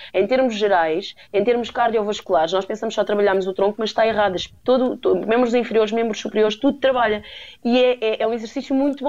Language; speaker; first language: Portuguese; native; Portuguese